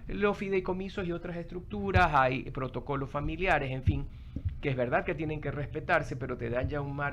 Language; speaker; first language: Spanish; native; Spanish